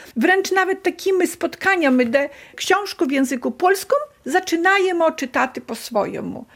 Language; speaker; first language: Polish; non-native, local second language; Belarusian